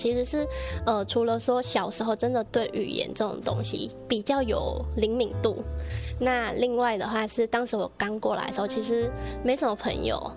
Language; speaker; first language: Chinese; early bilingual, other home language; Vietnamese